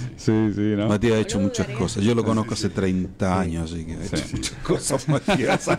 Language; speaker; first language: Spanish; native; Spanish